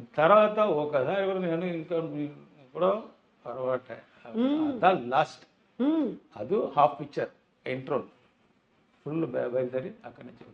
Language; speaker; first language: Telugu; non-native, learner; Tamil